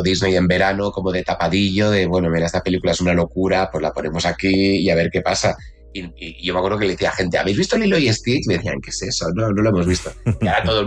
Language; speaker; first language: Spanish; native; Spanish